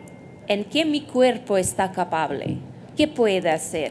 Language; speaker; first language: Spanish; non-native, fluent; Russian